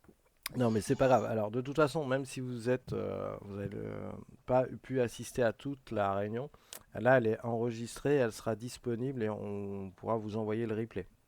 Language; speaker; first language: French; native; French